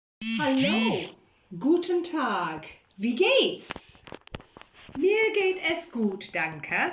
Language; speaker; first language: German; non-native, fluent; English